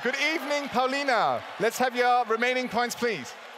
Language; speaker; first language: English; non-native, fluent; Danish